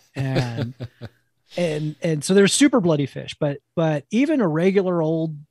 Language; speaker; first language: English; native; English